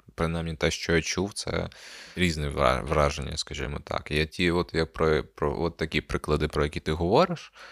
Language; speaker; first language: Ukrainian; non-native, local second language; Russian